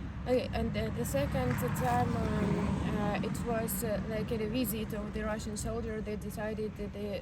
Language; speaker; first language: English; non-native, learner; Ukrainian